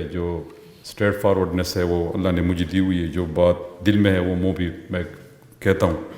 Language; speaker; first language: Urdu; non-native, local second language; Pashto